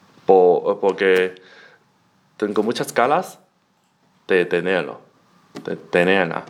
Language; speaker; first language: Spanish; non-native, learner; Chinese